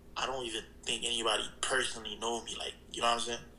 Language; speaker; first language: English; early bilingual, other home language; Haitian Creole